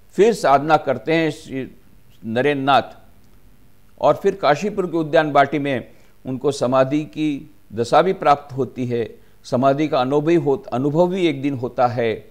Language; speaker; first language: Hindi; non-native, local second language; Gujarati